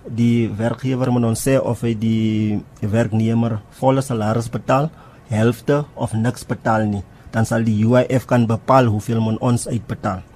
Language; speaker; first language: Afrikaans; non-native, local second language; Tswana